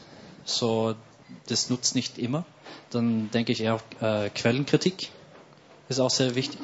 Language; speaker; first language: German; non-native, fluent; Norwegian